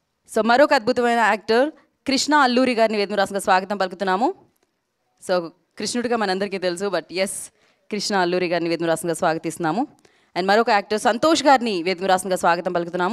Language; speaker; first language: Telugu; native; Telugu